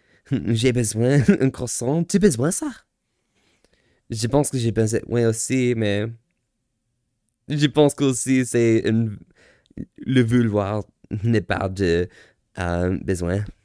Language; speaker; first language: French; non-native, learner; English